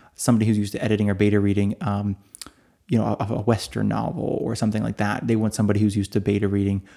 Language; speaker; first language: English; native; English